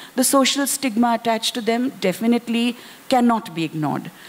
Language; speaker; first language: English; non-native, local second language; Hindi